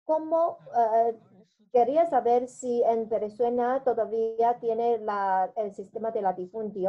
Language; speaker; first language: Spanish; non-native, learner; Chinese